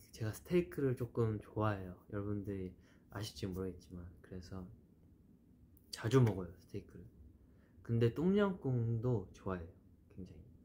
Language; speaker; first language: Korean; early bilingual, heritage; Korean